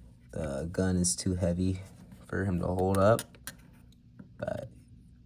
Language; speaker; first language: English; native; English